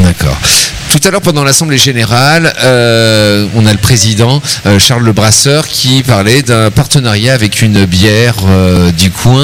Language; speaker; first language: French; native; French